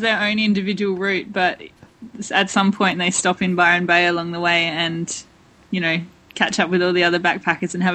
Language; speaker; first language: English; native; English